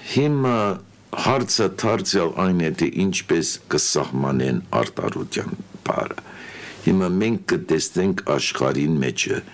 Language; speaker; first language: Armenian; early bilingual, heritage; Armenian